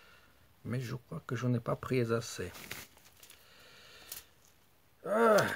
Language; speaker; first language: French; non-native, fluent; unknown